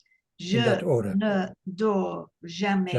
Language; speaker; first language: French; non-native, learner; English